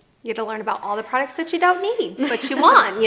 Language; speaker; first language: English; native; English